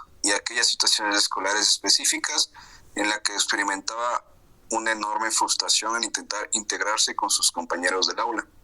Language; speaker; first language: Spanish; native; Spanish